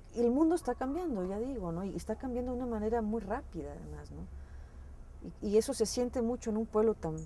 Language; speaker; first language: Spanish; native; Spanish